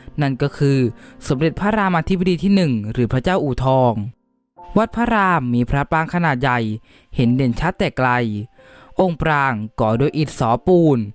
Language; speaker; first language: Thai; native; Thai